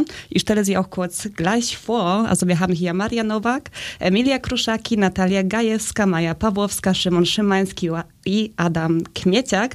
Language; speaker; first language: German; early bilingual, other home language; Polish